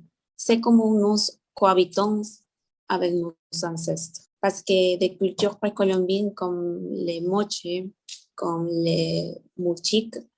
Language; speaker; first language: French; non-native, learner; Spanish